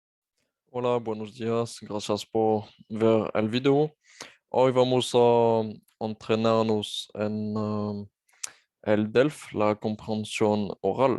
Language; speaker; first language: Spanish; non-native, fluent; French